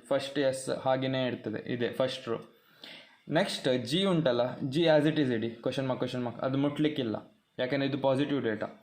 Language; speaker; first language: Kannada; non-native, local second language; Konkani